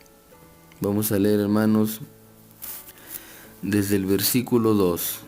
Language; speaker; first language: Spanish; native; Spanish